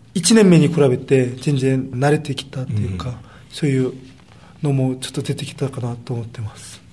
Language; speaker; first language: Japanese; early bilingual, other home language; Korean